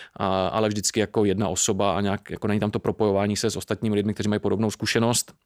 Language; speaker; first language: Czech; native; Czech